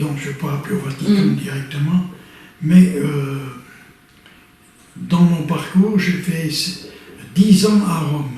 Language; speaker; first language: French; native; French